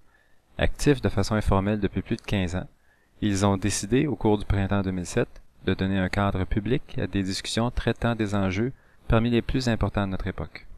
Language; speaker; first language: French; native; French